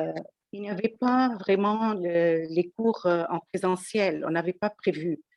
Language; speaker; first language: French; non-native, local second language; Arabic